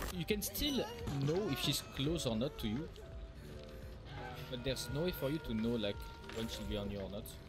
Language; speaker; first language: English; non-native, fluent; French